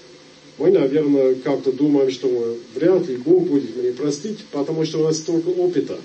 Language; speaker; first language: Russian; non-native, fluent; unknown